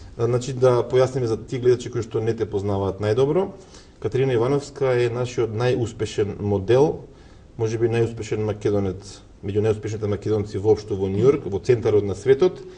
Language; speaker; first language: Macedonian; native; Macedonian